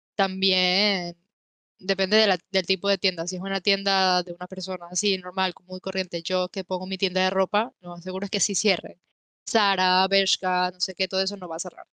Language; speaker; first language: Spanish; native; Spanish